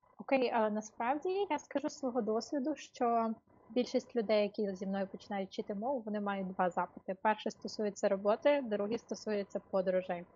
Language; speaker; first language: Ukrainian; native; Ukrainian